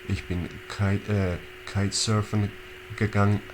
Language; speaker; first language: German; non-native, fluent; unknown